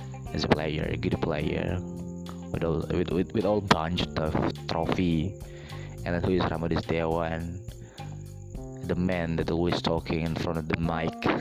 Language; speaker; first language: English; non-native, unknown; Indonesian